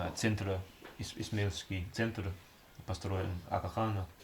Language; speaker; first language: Russian; non-native, learner; English